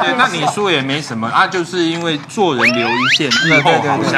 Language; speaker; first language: Chinese; native; Chinese